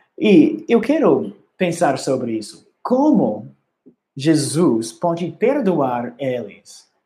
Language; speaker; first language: Portuguese; non-native, learner; English